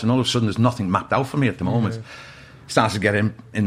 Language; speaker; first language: English; native; English